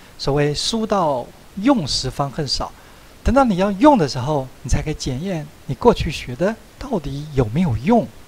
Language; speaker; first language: Chinese; native; Chinese